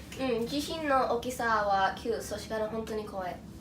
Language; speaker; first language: Japanese; non-native, learner; English